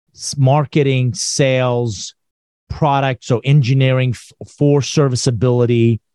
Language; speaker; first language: English; non-native, fluent; Persian